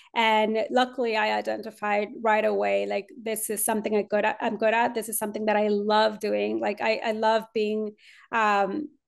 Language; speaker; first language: English; non-native, fluent; Spanish